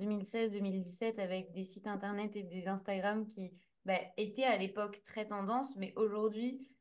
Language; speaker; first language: French; native; French